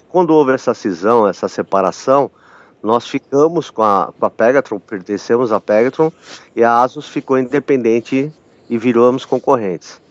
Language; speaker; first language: Portuguese; native; Portuguese